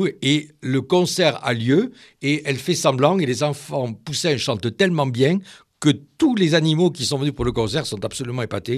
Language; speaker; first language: French; native; French